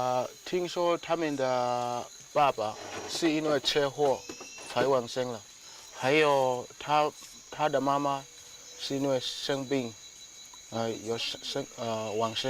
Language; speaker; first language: Chinese; non-native, fluent; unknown